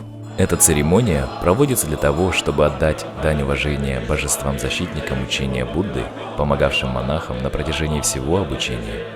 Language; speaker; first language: Russian; native; Russian